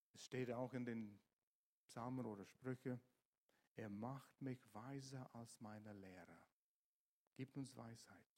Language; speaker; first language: German; non-native, fluent; English